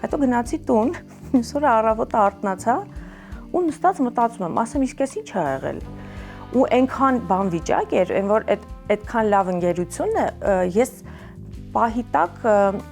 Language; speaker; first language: Armenian; native; Armenian